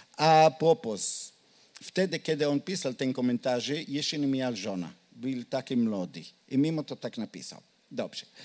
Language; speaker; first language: Polish; non-native, learner; Hebrew